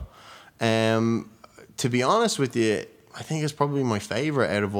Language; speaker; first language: English; native; English